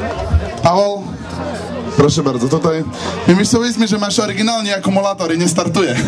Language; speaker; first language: Polish; non-native, learner; Slovak